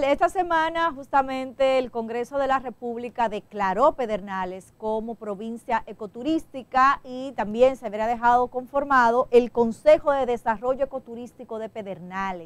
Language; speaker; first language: Spanish; native; Spanish